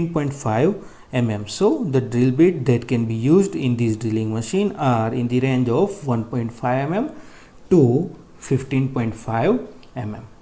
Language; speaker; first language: English; non-native, local second language; Gujarati